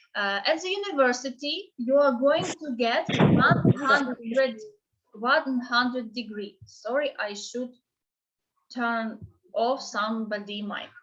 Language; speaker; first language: English; non-native, fluent; Ukrainian